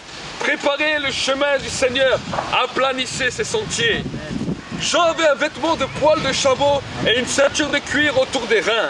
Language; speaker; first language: French; native; French